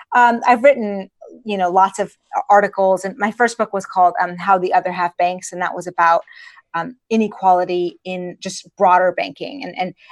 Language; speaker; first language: English; early bilingual, other home language; Persian